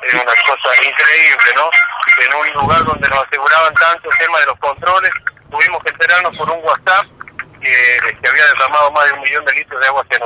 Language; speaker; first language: Spanish; native; Spanish